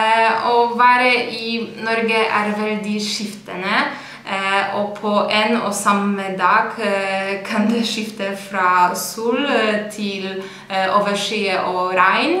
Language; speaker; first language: Norwegian; non-native, fluent; Polish